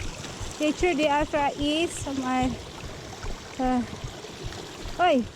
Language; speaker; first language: Norwegian; non-native, learner; Filipino